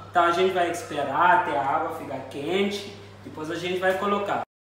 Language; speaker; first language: Portuguese; non-native, learner; Xhosa